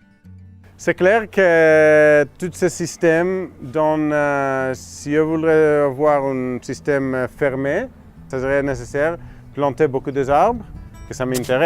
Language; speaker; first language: French; non-native, fluent; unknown